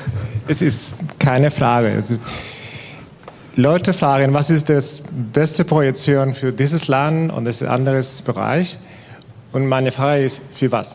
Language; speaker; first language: German; non-native, fluent; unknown